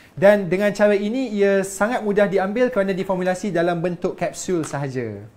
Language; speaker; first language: Malay; native; Malay